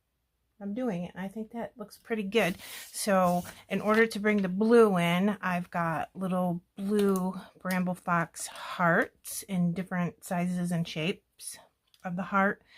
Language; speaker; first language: English; native; English